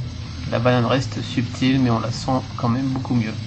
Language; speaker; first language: French; native; French